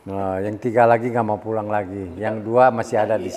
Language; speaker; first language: Indonesian; native; Indonesian